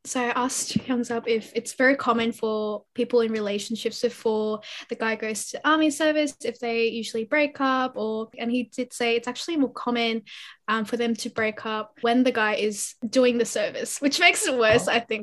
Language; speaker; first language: English; early bilingual, other home language; Korean